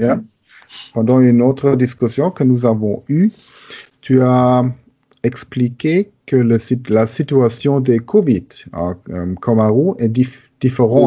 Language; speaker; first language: French; non-native, learner; German